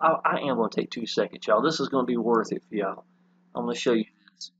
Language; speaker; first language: English; native; English